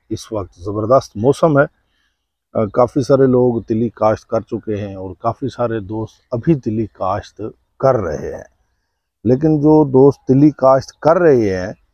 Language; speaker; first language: Urdu; non-native, local second language; Saraiki